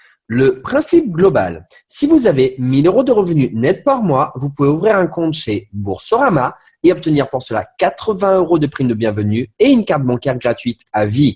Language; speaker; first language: French; native; French